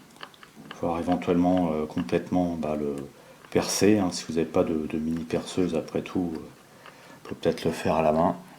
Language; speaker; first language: French; native; French